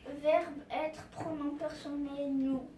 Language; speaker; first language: French; non-native, learner; Arabic